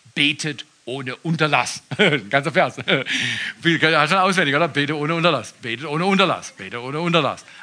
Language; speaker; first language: German; native; German